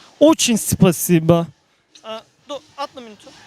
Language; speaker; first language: Russian; non-native, learner; Turkish